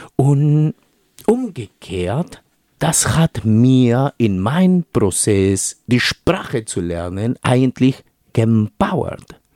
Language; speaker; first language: German; non-native, fluent; Spanish